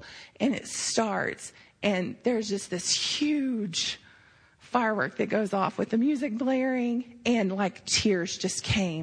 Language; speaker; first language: English; native; English